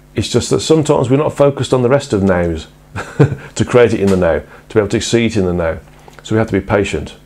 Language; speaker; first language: English; native; English